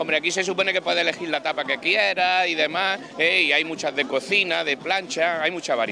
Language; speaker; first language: Spanish; native; Spanish